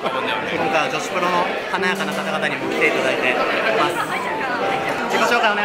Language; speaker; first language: Japanese; native; Japanese